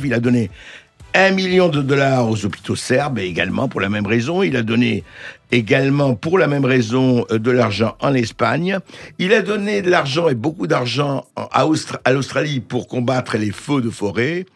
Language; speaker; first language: French; native; French